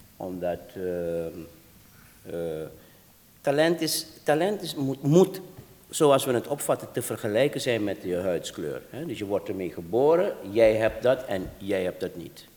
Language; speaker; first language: Dutch; native; Dutch